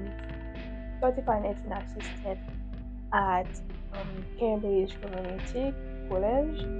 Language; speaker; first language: English; non-native, learner; Haitian Creole